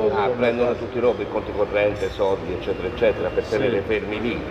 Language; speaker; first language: Italian; native; Italian